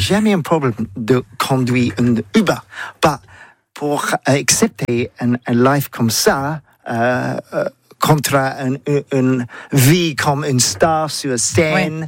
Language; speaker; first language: French; non-native, learner; English